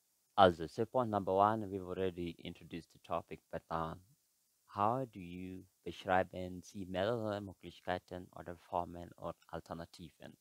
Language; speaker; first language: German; non-native, fluent; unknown